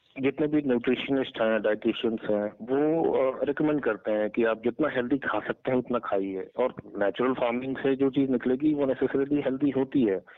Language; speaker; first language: Hindi; native; Hindi